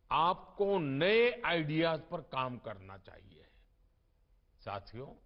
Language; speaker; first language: Hindi; non-native, local second language; Gujarati